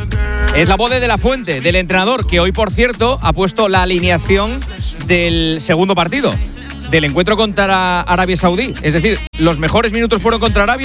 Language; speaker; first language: Spanish; native; Spanish